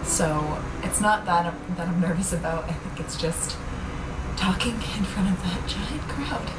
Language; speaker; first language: English; native; English